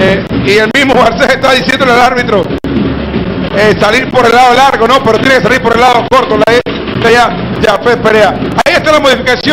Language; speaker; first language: Spanish; native; Spanish